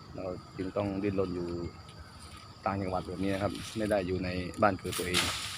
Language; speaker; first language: Thai; non-native, local second language; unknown